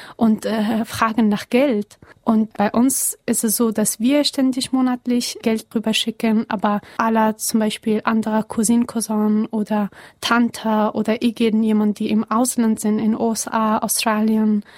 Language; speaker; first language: German; non-native, fluent; Persian